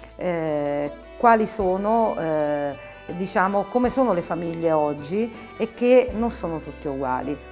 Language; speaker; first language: Italian; non-native, fluent; Arabic